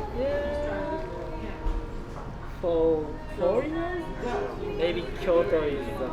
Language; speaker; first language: English; non-native, learner; Japanese